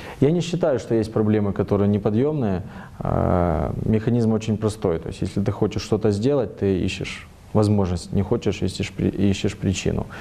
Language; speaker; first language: Russian; native; Russian